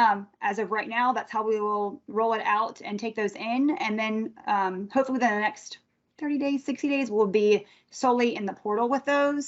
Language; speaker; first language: English; native; English